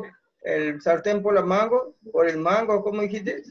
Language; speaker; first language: Spanish; native; Spanish